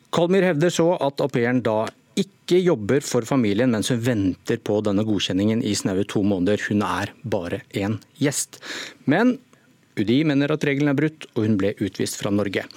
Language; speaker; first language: Norwegian; native; Norwegian